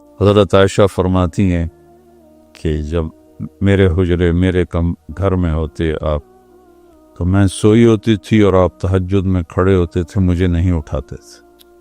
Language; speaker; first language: Urdu; non-native, local second language; Punjabi